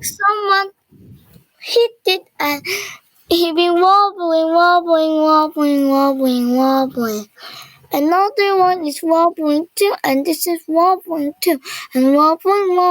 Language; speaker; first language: English; non-native, learner; Korean